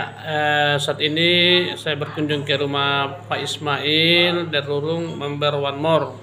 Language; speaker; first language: Indonesian; native; Indonesian